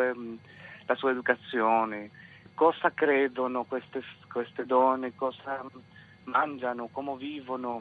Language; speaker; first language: Italian; non-native, fluent; Spanish